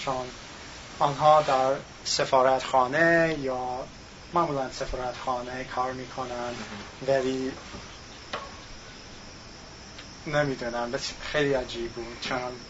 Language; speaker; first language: Tajik; non-native, learner; English